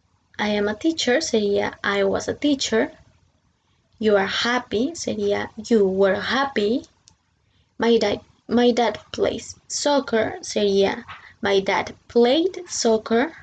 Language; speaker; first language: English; non-native, fluent; Spanish